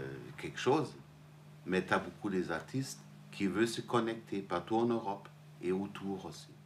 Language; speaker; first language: French; non-native, fluent; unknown